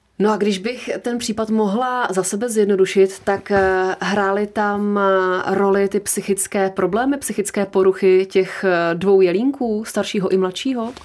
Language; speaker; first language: Czech; native; Czech